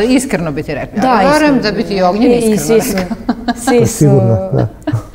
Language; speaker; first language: Serbian; native; Serbian